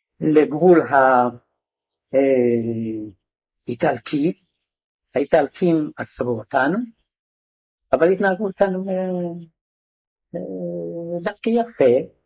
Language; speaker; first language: Hebrew; non-native, fluent; Hungarian